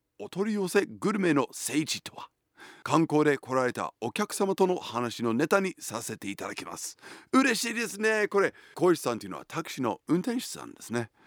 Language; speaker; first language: Japanese; non-native, fluent; English